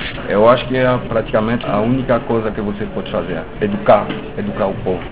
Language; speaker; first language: Portuguese; non-native, local second language; French